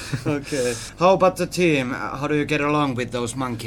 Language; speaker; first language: English; non-native, fluent; Finnish